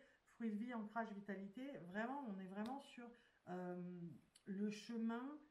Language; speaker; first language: French; native; French